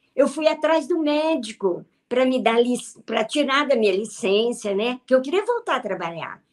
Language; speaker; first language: Portuguese; native; Portuguese